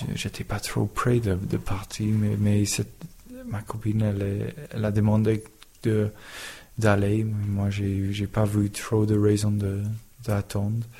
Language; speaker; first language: French; non-native, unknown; English